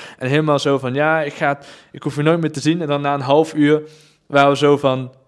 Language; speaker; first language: Dutch; native; Dutch